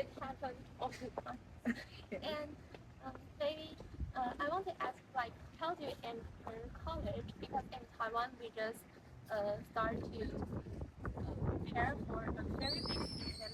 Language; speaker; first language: English; non-native, fluent; Chinese